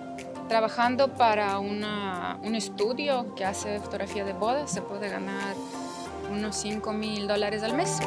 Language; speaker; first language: Spanish; non-native, fluent; Ukrainian